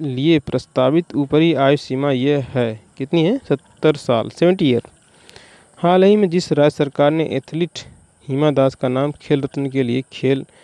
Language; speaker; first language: Hindi; native; Hindi